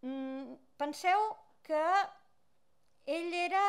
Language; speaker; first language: Catalan; native; Catalan